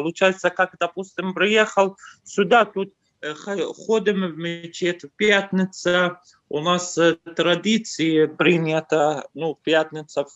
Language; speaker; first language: Ukrainian; non-native, learner; Arabic